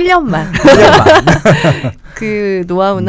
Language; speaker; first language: Korean; native; Korean